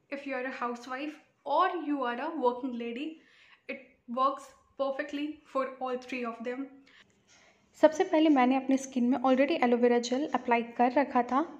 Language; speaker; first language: Hindi; native; Hindi